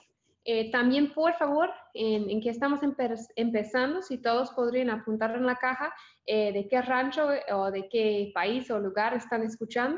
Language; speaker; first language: Spanish; non-native, fluent; English